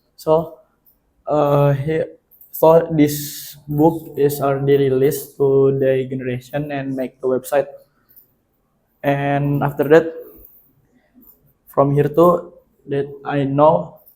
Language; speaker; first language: English; non-native, learner; Indonesian